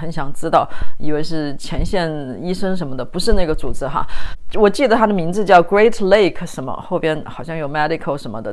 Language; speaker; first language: Chinese; native; Chinese